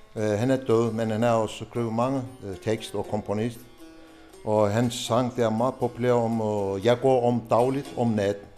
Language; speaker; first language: Danish; non-native, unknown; Turkish